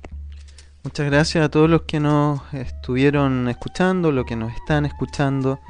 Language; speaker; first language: Spanish; native; Spanish